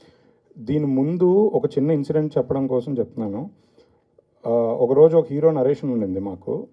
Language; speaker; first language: Telugu; native; Telugu